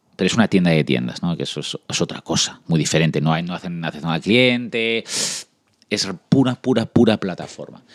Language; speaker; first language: Spanish; early bilingual, other home language; French